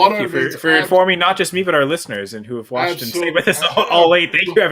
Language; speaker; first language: English; native; English